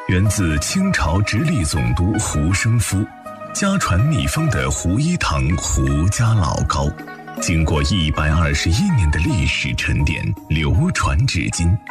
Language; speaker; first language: Chinese; native; Chinese